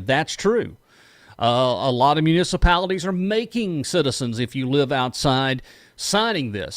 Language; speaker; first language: English; native; English